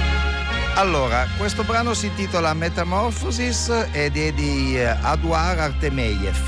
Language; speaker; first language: Italian; native; Italian